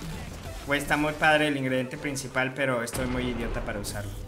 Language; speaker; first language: Spanish; native; Spanish